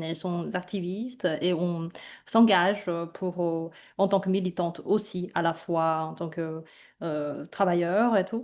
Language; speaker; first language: French; non-native, fluent; Korean